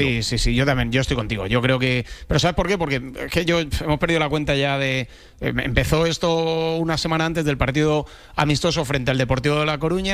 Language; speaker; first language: Spanish; native; Spanish